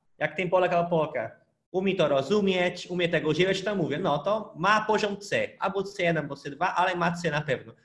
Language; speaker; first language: Polish; non-native, fluent; Portuguese